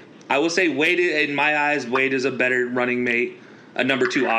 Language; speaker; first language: English; native; English